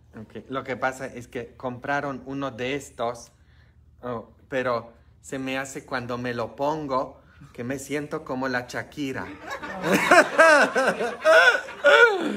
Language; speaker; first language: Spanish; non-native, fluent; Polish